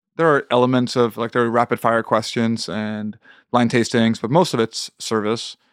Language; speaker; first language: English; non-native, fluent; Swedish